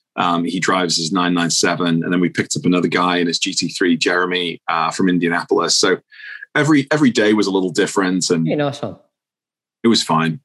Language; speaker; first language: English; native; English